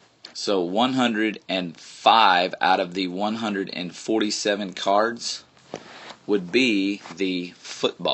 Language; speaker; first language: English; native; English